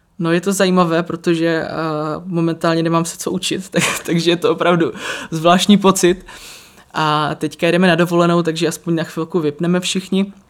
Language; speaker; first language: Czech; native; Czech